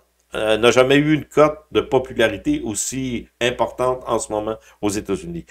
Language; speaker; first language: French; native; French